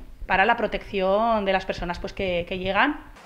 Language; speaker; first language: Spanish; native; Spanish